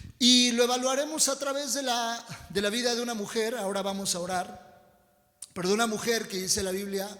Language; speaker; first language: Spanish; native; Spanish